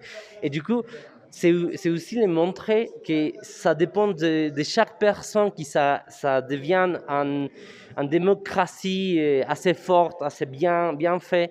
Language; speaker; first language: French; non-native, fluent; Spanish